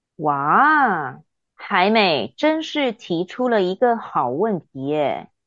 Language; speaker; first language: Chinese; native; Chinese